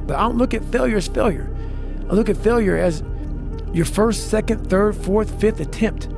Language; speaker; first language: English; native; English